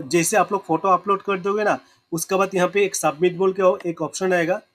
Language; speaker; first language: Hindi; non-native, local second language; Assamese